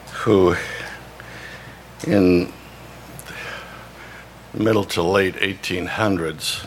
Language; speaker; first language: English; native; English